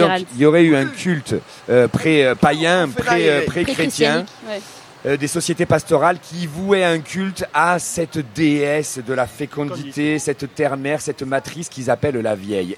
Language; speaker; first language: French; native; French